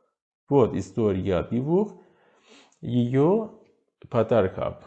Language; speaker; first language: Russian; non-native, fluent; Persian